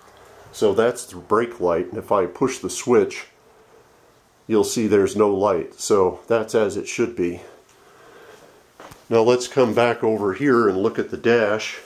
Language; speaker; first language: English; native; English